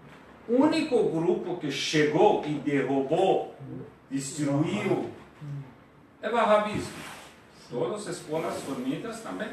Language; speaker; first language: Portuguese; non-native, fluent; Persian